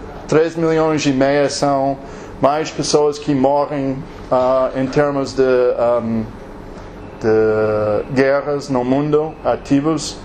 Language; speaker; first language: Portuguese; non-native, learner; English